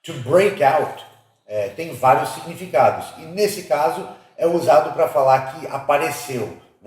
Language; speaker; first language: Portuguese; non-native, fluent; English